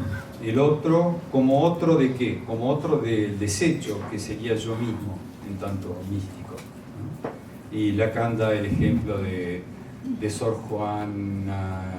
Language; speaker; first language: Spanish; native; Spanish